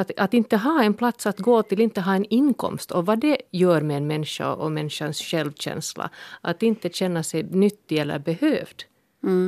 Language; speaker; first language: Swedish; native; Swedish